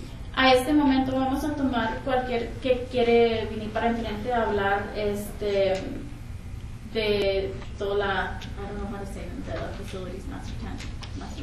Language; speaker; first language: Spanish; early bilingual, heritage; Spanish